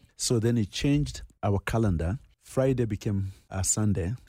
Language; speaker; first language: English; non-native, local second language; Ganda